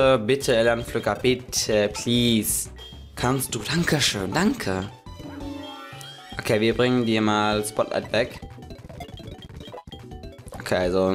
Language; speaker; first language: German; native; German